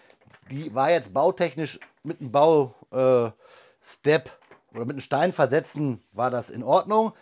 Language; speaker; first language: German; native; German